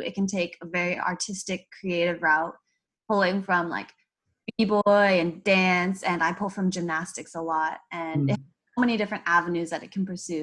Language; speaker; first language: English; native; English